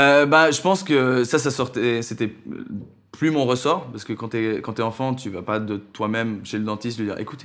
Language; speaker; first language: French; native; French